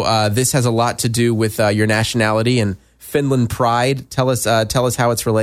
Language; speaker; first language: English; native; English